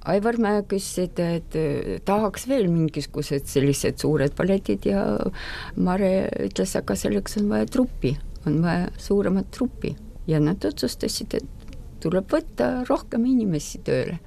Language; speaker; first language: Estonian; non-native, fluent; Russian